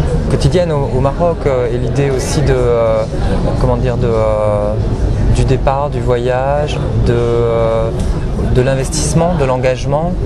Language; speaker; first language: French; native; French